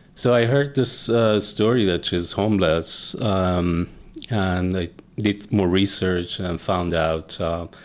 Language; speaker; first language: English; non-native, fluent; Persian